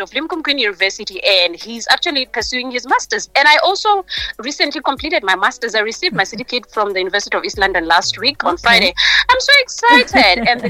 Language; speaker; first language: English; non-native, local second language; North Ndebele